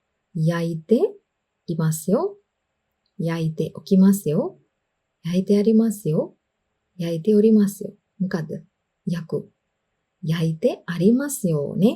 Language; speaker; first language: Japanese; non-native, fluent; Sinhala